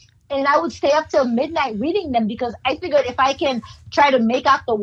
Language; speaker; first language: English; non-native, fluent; Haitian Creole